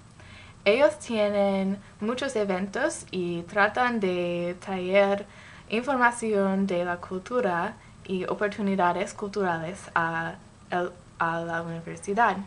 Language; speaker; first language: Spanish; non-native, learner; English